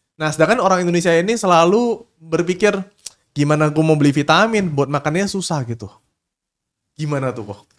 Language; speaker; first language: Indonesian; native; Indonesian